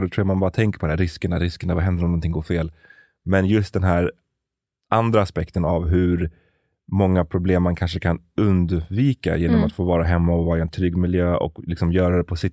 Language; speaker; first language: Swedish; native; Swedish